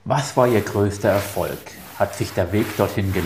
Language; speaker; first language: German; native; German